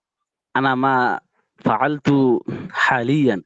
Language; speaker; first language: Arabic; non-native, learner; Bangla